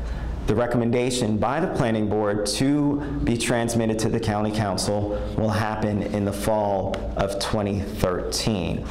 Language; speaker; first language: English; native; English